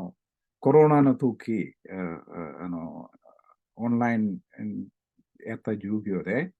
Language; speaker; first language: Japanese; non-native, learner; Malayalam